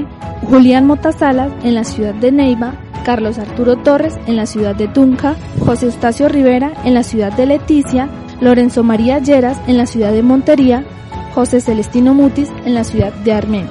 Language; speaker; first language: Spanish; native; Spanish